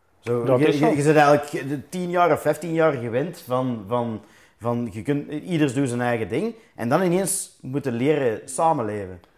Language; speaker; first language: Dutch; native; Dutch